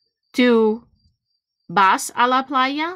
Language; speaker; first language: Spanish; non-native, fluent; English